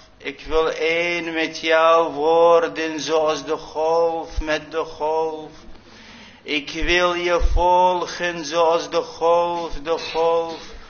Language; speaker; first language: Dutch; non-native, fluent; Arabic